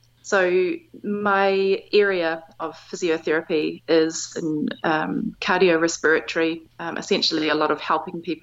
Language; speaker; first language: English; native; English